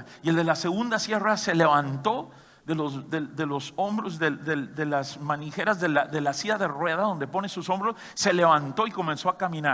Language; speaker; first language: Spanish; native; Spanish